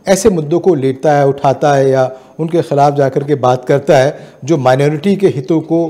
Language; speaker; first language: Hindi; native; Hindi